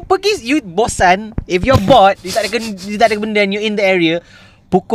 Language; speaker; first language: English; non-native, local second language; Malay